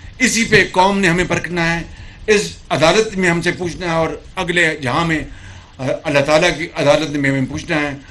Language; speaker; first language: Urdu; non-native, local second language; Punjabi